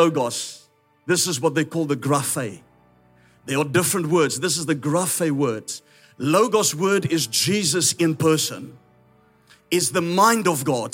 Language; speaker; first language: English; non-native, local second language; Afrikaans